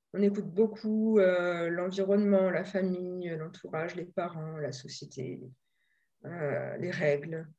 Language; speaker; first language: French; native; French